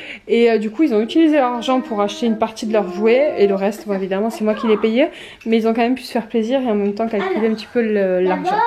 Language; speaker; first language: French; native; French